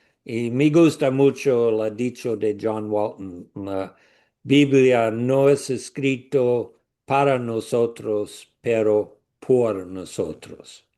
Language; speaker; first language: Spanish; non-native, learner; English